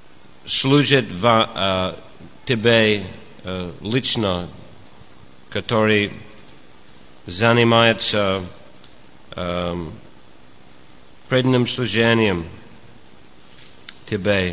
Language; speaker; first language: Russian; non-native, fluent; English